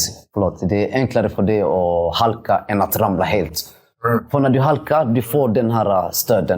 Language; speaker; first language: Swedish; early bilingual, other home language; Somali